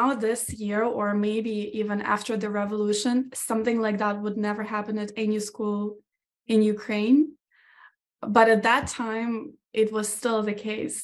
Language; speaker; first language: English; non-native, fluent; Ukrainian